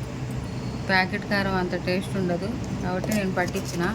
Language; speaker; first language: Telugu; native; Telugu